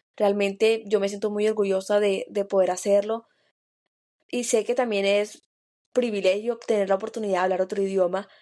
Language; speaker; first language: Spanish; native; Spanish